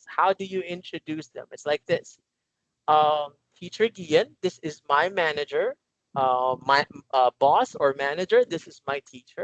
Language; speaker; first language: English; non-native, local second language; Filipino